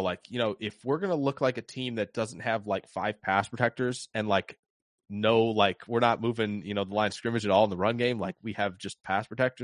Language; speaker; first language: English; native; English